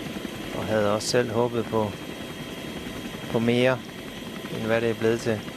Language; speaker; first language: Danish; native; Danish